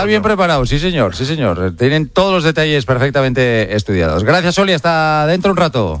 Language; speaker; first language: Spanish; native; Spanish